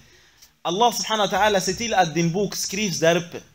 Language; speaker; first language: Swedish; non-native, fluent; Arabic